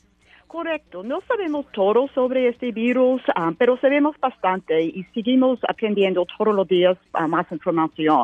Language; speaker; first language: Spanish; non-native, learner; English